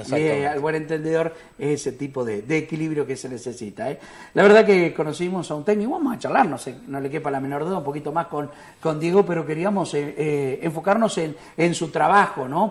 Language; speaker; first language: Spanish; native; Spanish